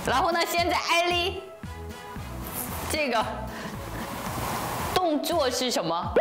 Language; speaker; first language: Chinese; non-native, learner; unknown